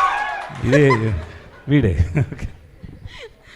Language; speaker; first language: Telugu; non-native, learner; Tamil